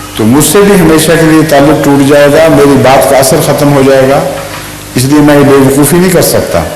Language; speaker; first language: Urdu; native; Urdu